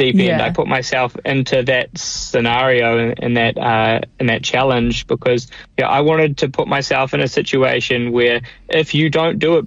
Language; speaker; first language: English; native; English